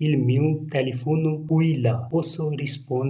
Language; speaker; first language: Italian; non-native, fluent; Punjabi